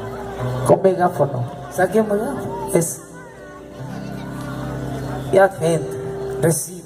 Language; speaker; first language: Portuguese; non-native, learner; Spanish